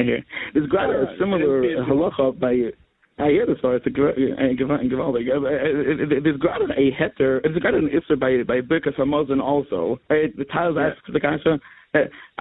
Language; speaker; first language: English; native; English